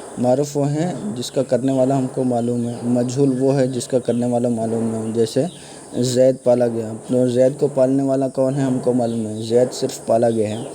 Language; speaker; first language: Urdu; native; Urdu